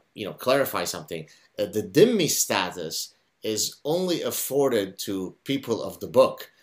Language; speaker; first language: English; non-native, fluent; Arabic